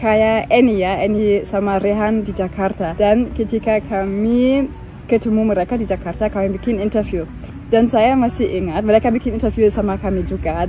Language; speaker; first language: Indonesian; non-native, fluent; German